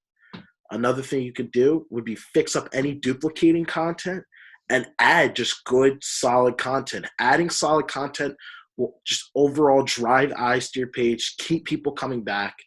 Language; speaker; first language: English; native; English